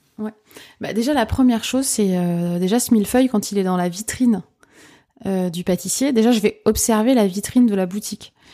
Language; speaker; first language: French; native; French